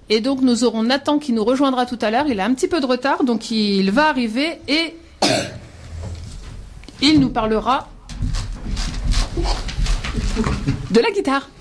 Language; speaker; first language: French; native; French